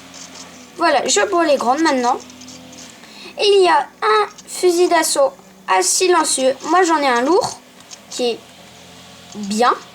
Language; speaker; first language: French; native; French